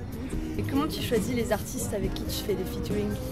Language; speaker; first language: French; native; French